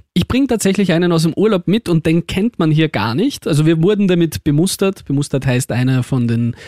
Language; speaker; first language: German; early bilingual, other home language; Russian